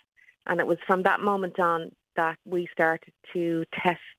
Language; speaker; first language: English; native; English